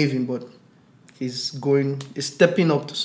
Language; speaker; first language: English; non-native, local second language; Yoruba